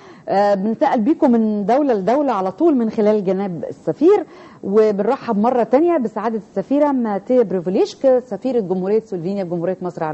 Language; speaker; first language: Arabic; native; Arabic